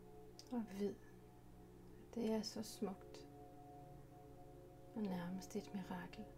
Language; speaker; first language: Danish; native; Danish